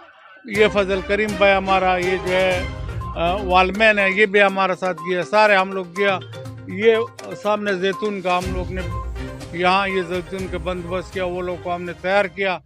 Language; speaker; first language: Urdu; non-native, local second language; Pashto